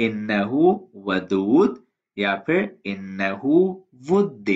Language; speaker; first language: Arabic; non-native, fluent; Urdu